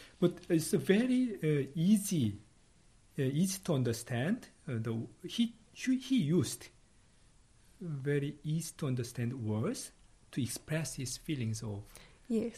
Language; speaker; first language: English; non-native, fluent; Korean